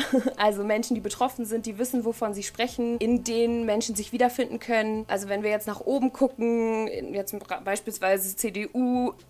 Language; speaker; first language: German; native; German